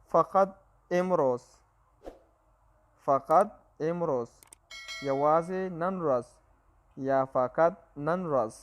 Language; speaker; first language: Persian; non-native, local second language; Pashto